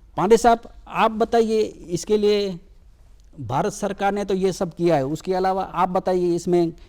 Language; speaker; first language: Hindi; non-native, local second language; Gujarati